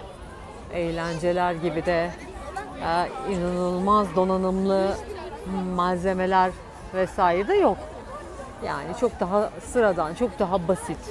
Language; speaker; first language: Turkish; native; Turkish